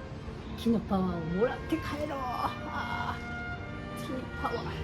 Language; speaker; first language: Japanese; native; Japanese